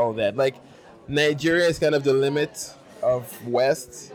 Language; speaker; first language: English; non-native, local second language; French